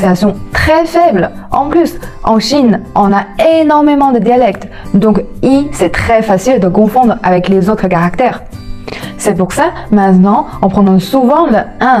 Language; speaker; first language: French; non-native, fluent; Chinese